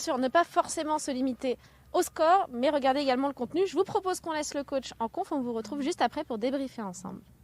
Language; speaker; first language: French; native; French